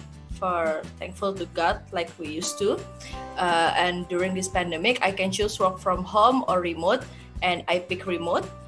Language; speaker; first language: English; non-native, learner; Indonesian